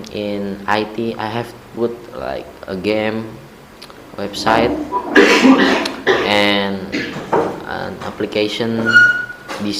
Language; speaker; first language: English; non-native, learner; Indonesian